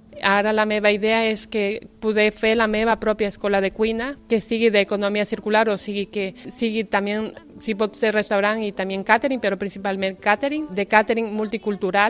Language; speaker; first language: Catalan; non-native, fluent; Spanish